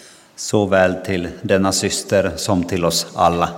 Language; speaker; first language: Swedish; non-native, local second language; Finnish